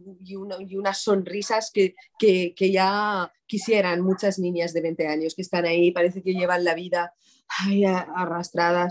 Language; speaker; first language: Spanish; non-native, fluent; Arabic